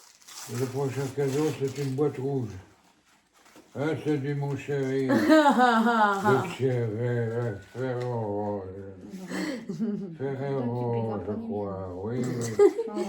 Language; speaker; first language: French; native; French